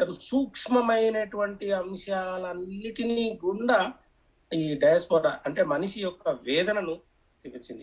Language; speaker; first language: Telugu; native; Telugu